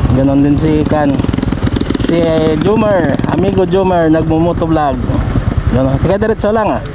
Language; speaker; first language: Filipino; non-native, local second language; Hiligaynon